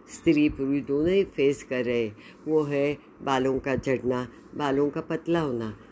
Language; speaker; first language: Hindi; non-native, local second language; Marathi